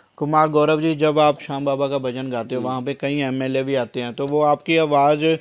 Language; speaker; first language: Hindi; non-native, local second language; Punjabi